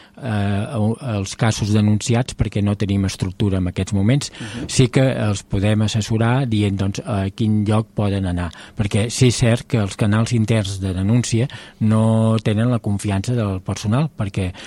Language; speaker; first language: Catalan; native; Catalan